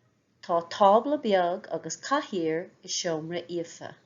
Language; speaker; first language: Irish; non-native, fluent; English